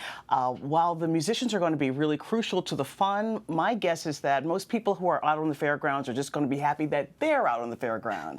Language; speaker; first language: English; native; English